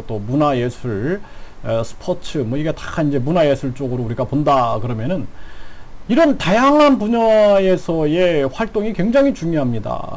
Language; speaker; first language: Korean; native; Korean